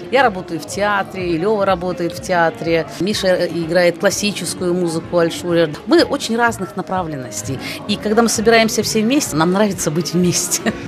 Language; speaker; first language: Russian; native; Russian